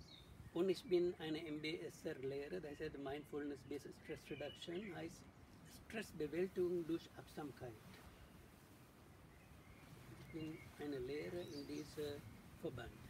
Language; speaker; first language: German; non-native, learner; Sinhala